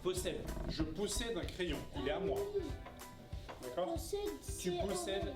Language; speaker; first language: French; native; French